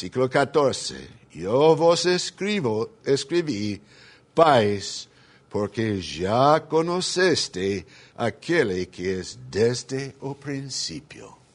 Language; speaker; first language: Spanish; non-native, fluent; English